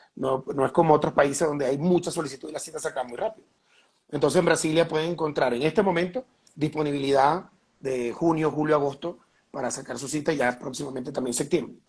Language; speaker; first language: Spanish; native; Spanish